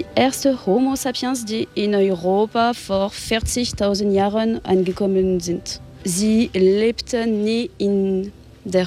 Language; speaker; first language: German; non-native, fluent; French